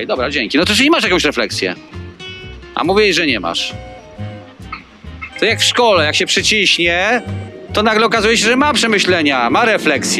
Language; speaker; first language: Polish; native; Polish